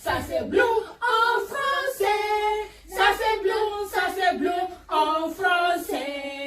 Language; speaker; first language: French; non-native, learner; Igbo